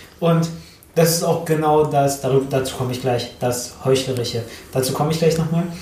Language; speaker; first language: German; early bilingual, other home language; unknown